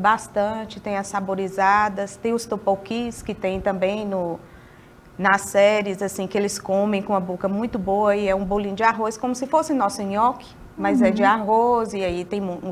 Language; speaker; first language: Portuguese; native; Portuguese